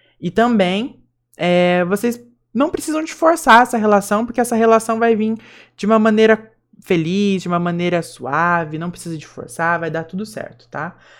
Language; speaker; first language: Portuguese; native; Portuguese